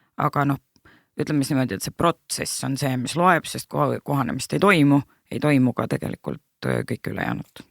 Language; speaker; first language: Estonian; native; Estonian